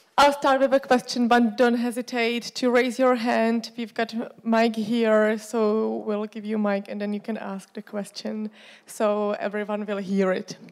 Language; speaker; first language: English; non-native, fluent; Czech